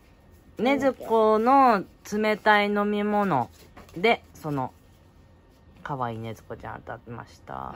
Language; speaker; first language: Japanese; native; Japanese